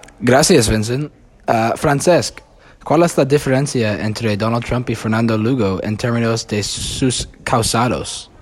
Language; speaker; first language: Spanish; non-native, learner; English